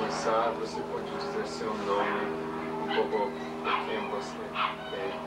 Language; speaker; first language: Portuguese; non-native, fluent; English